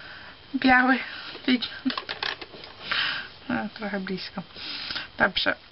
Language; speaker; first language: Polish; early bilingual, heritage; Polish